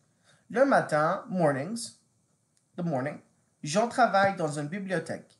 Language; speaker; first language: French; non-native, fluent; English